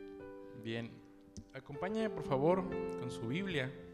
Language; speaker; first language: Spanish; native; Spanish